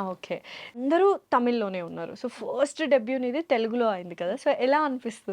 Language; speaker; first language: Telugu; native; Telugu